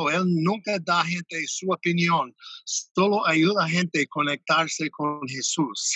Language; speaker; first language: Spanish; non-native, fluent; English